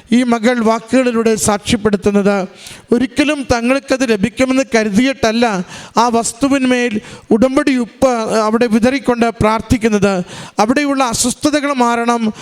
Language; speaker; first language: Malayalam; native; Malayalam